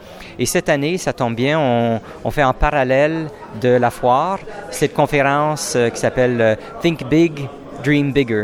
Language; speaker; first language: French; native; French